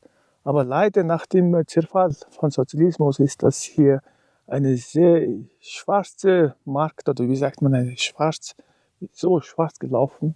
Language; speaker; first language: German; non-native, learner; Mongolian